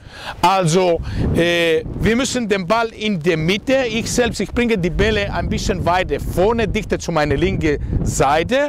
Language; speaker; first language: German; non-native, learner; Greek